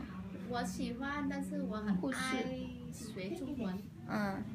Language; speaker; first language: Chinese; non-native, learner; Vietnamese